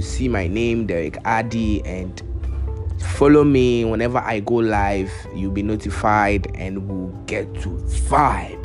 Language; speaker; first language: English; non-native, local second language; Akan